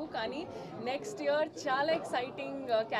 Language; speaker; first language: Telugu; non-native, fluent; Hindi